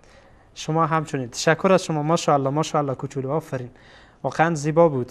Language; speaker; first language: Persian; native; Persian